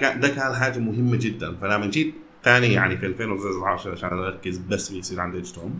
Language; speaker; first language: Arabic; early bilingual, heritage; Arabic